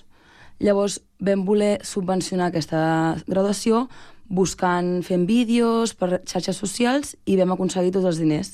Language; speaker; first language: Catalan; native; Catalan